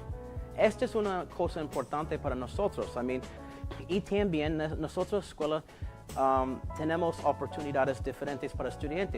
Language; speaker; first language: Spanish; non-native, learner; English